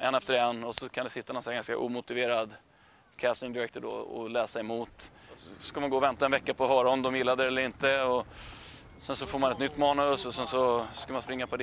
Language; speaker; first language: Swedish; native; Swedish